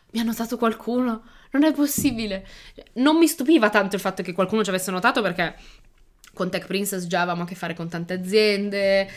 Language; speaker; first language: Italian; early bilingual, other home language; Albanian